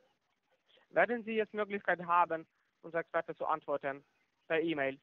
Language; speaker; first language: German; non-native, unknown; Russian